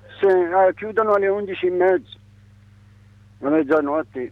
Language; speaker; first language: Italian; non-native, learner; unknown